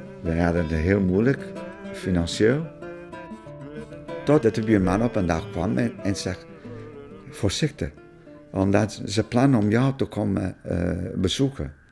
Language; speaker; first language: Dutch; non-native, fluent; Portuguese